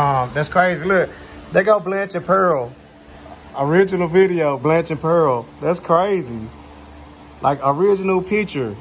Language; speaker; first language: English; native; English